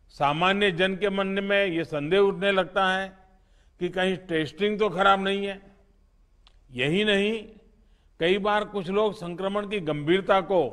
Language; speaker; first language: Hindi; non-native, local second language; Gujarati